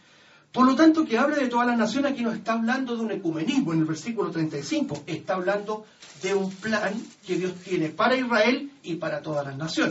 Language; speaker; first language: Spanish; native; Spanish